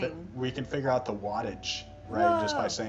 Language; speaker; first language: English; native; English